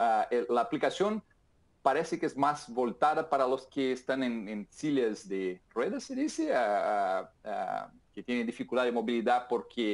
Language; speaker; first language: Spanish; non-native, fluent; Portuguese